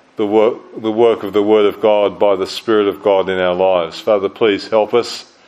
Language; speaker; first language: English; native; English